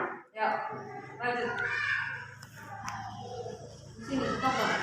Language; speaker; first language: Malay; non-native, local second language; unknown